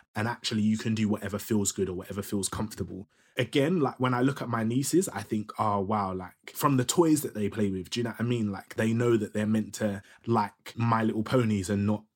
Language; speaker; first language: English; native; English